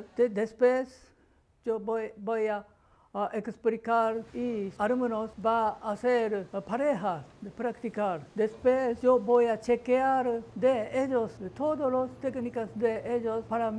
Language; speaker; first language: Spanish; non-native, learner; Japanese